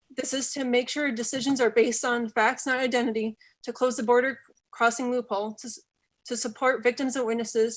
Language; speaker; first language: English; native; English